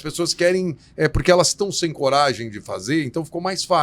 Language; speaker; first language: Portuguese; native; Portuguese